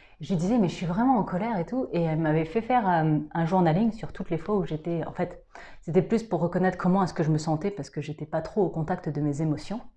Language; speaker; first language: French; native; French